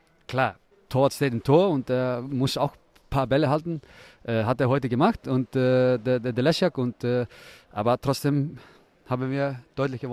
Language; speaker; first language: German; non-native, fluent; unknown